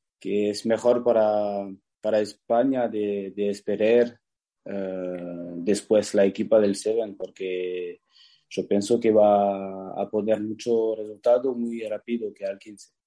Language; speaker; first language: Spanish; non-native, learner; French